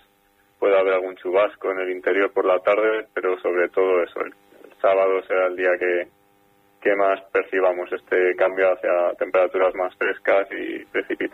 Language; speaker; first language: Spanish; native; Spanish